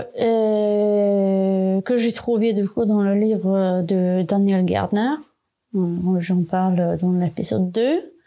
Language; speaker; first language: French; non-native, fluent; Swedish